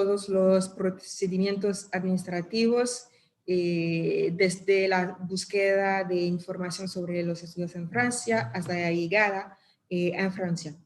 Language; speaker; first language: Spanish; non-native, fluent; French